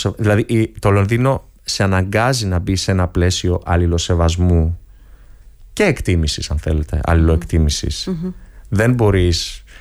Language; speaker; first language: Greek; native; Greek